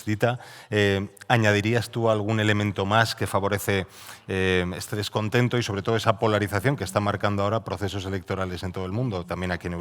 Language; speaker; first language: Spanish; native; Spanish